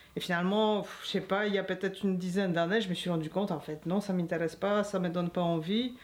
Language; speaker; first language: French; non-native, fluent; Polish